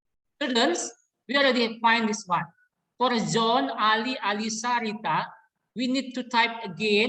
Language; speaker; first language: English; non-native, learner; Indonesian